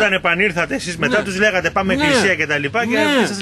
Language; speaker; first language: Greek; native; Greek